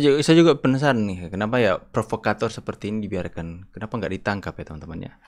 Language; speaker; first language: Indonesian; native; Indonesian